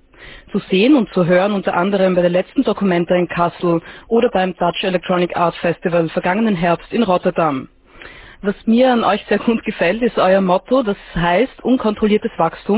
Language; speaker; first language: German; native; German